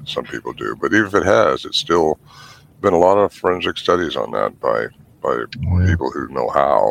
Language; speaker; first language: English; native; English